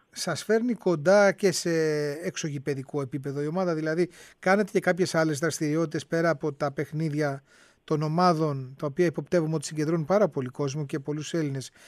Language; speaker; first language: Greek; native; Greek